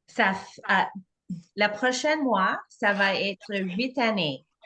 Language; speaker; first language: French; non-native, fluent; English